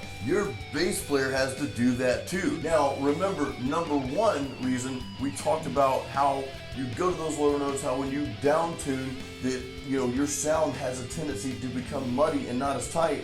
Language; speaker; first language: English; native; English